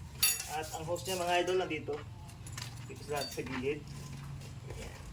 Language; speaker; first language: Filipino; native; Filipino